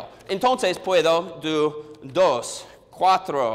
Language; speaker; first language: Spanish; non-native, learner; English